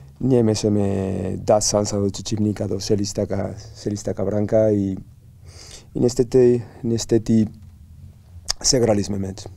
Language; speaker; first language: Polish; non-native, learner; Spanish